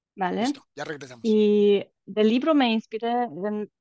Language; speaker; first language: Spanish; non-native, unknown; Romanian